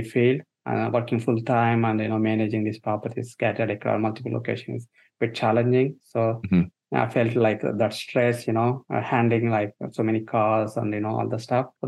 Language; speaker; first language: English; non-native, local second language; Telugu